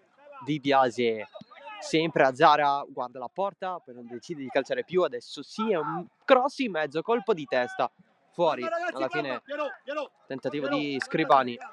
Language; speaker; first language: Italian; native; Italian